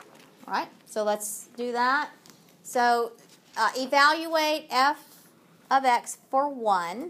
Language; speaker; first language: English; native; English